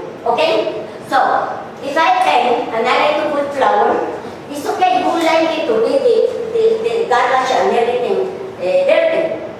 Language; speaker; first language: English; non-native, learner; Spanish